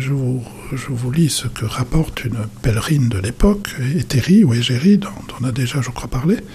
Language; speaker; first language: French; native; French